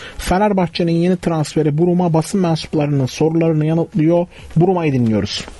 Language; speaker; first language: Turkish; native; Turkish